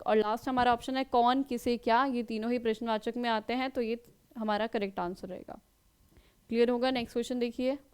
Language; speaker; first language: Hindi; native; Hindi